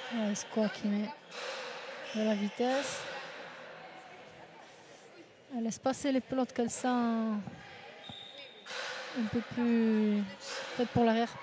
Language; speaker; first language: French; native; French